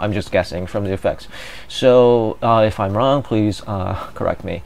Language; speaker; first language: English; non-native, fluent; Japanese